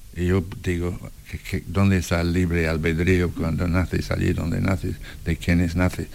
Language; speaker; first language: Spanish; non-native, fluent; English